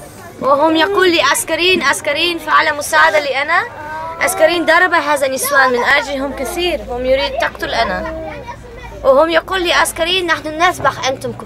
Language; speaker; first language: Arabic; non-native, learner; German